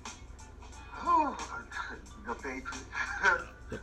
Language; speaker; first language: English; native; English